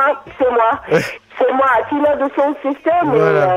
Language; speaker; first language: French; non-native, learner; English